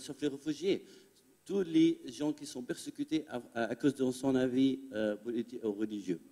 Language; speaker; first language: French; non-native, fluent; Arabic